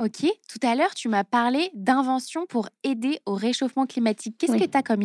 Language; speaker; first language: French; native; French